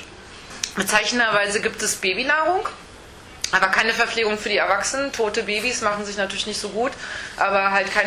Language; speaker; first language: German; native; German